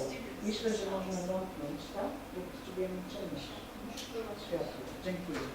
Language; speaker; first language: Polish; non-native, fluent; Hebrew